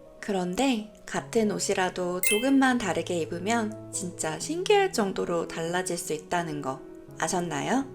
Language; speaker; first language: Korean; native; Korean